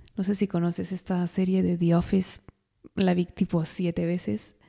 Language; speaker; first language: Spanish; non-native, fluent; French